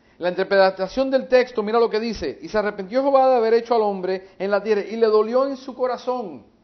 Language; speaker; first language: Spanish; early bilingual, heritage; English